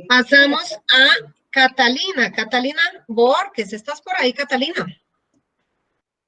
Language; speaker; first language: Spanish; native; Spanish